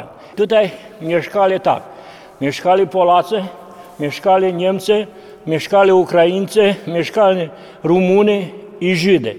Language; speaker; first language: Polish; early bilingual, heritage; Polish